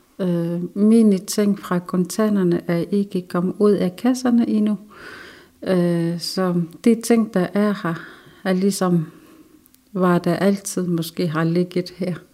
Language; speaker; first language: Danish; non-native, local second language; Kalaallisut